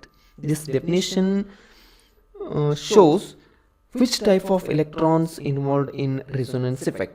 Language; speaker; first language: English; non-native, local second language; Kannada